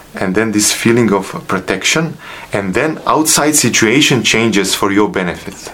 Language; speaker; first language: English; non-native, fluent; Bosnian